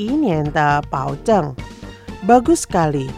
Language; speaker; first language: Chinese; non-native, fluent; Indonesian